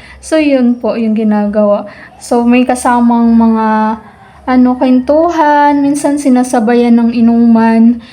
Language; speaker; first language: Filipino; non-native, local second language; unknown